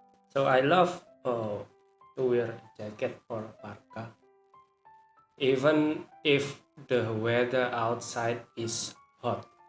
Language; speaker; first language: English; non-native, learner; Indonesian